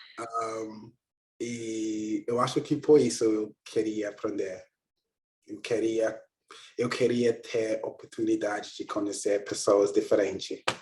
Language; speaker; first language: Portuguese; non-native, learner; English